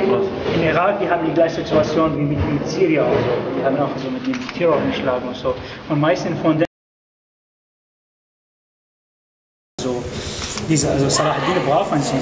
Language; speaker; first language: German; non-native, learner; Arabic